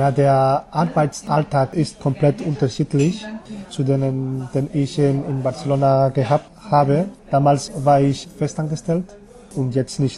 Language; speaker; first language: German; non-native, fluent; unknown